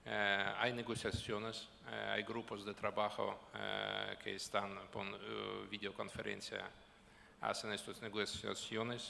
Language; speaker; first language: Spanish; non-native, learner; Ukrainian